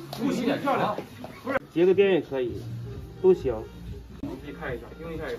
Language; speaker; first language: Chinese; native; Chinese